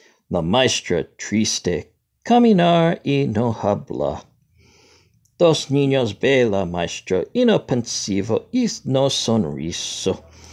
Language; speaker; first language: Spanish; non-native, learner; English